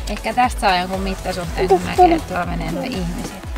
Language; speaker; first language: Finnish; native; Finnish